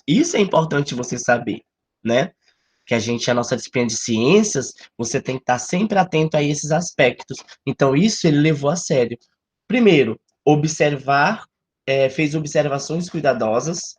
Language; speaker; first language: Portuguese; native; Portuguese